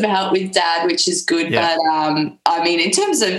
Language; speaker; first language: English; native; English